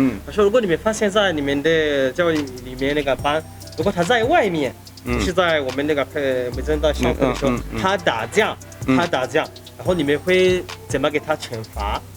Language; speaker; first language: Chinese; non-native, fluent; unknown